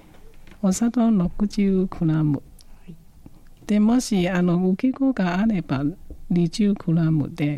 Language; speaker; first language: Japanese; non-native, fluent; Chinese